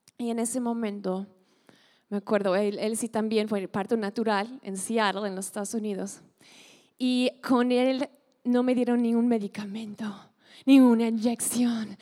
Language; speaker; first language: Spanish; non-native, fluent; English